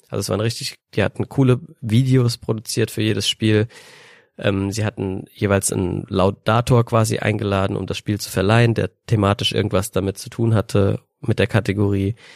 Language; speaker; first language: German; native; German